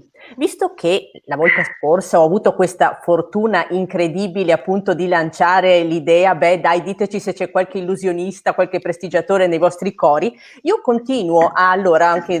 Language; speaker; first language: Italian; native; Italian